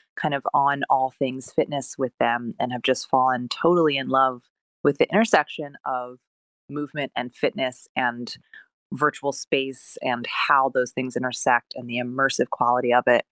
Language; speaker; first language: English; native; English